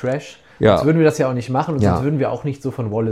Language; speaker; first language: German; native; German